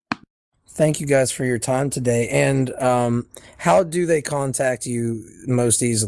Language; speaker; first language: English; native; English